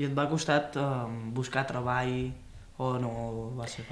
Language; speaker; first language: Catalan; early bilingual, other home language; Spanish